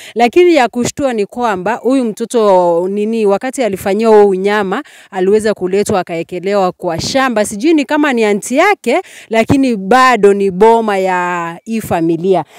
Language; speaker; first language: Swahili; non-native, local second language; Gusii